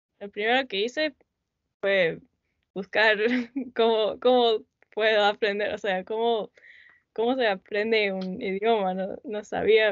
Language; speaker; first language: Spanish; non-native, learner; English